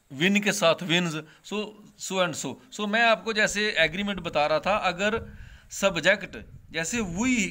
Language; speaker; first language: Hindi; non-native, local second language; Punjabi